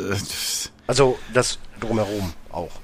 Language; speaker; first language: German; native; German